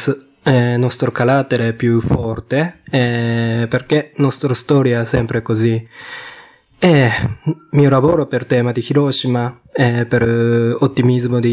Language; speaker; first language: Italian; non-native, learner; Japanese